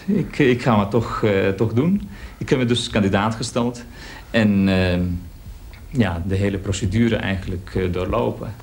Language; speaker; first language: Dutch; early bilingual, other home language; Greek